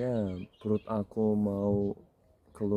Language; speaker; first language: Indonesian; non-native, learner; Turkish